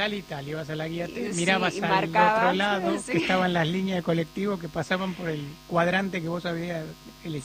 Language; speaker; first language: Spanish; native; Spanish